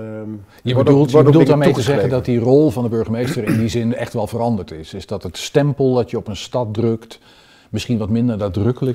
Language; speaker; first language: Dutch; native; Dutch